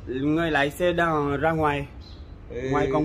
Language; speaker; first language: Vietnamese; non-native, learner; Portuguese